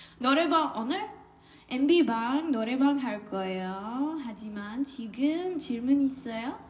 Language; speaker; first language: Korean; non-native, learner; English